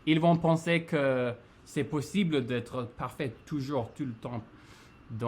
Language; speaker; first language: French; non-native, fluent; English